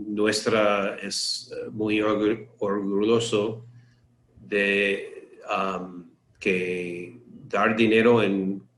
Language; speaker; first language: Spanish; non-native, learner; English